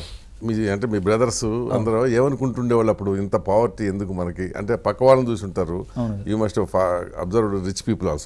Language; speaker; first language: Telugu; native; Telugu